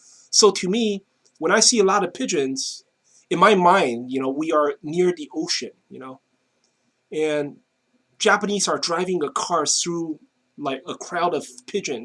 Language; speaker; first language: English; non-native, fluent; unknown